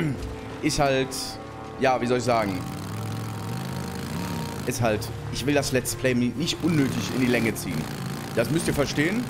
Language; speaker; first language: German; native; German